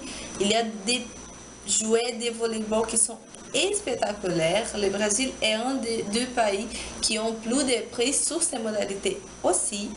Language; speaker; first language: French; non-native, learner; Portuguese